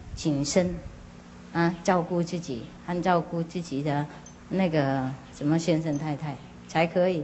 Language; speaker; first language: Chinese; non-native, fluent; Vietnamese